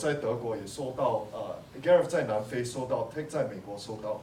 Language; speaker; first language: Chinese; non-native, local second language; English